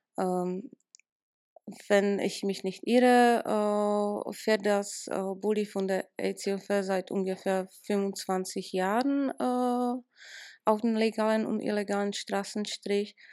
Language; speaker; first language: German; non-native, fluent; Czech